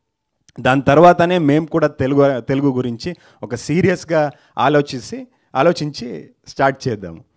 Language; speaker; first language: Telugu; non-native, learner; Kannada